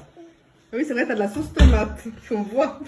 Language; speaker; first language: French; native; French